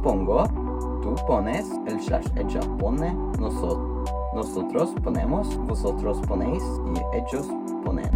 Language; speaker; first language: Spanish; non-native, learner; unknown